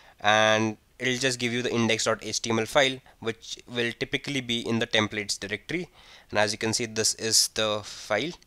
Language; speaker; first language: English; non-native, local second language; Hindi